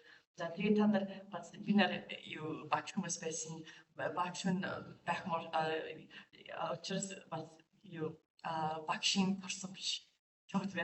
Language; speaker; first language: Mongolian; non-native, fluent; English